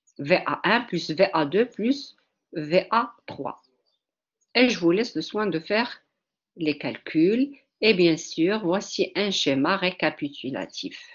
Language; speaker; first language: French; non-native, local second language; Arabic